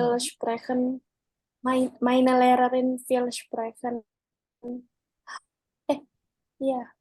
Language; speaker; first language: German; non-native, learner; Indonesian